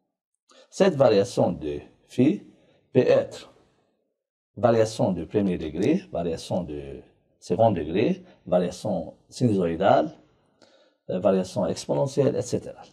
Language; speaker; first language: French; non-native, local second language; Arabic